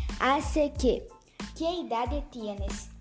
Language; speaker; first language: Spanish; non-native, learner; Portuguese